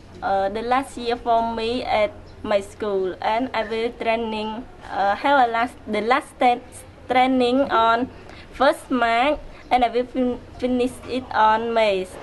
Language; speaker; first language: English; non-native, learner; Khmer